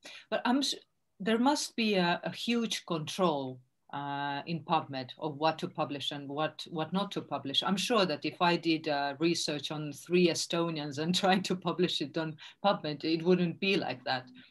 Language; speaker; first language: English; non-native, fluent; Estonian